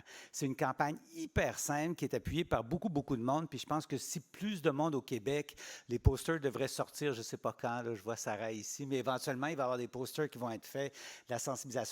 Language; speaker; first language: French; native; French